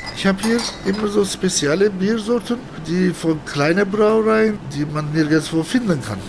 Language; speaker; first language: German; non-native, fluent; Turkish